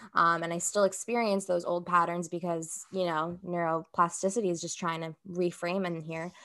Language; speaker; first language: English; native; English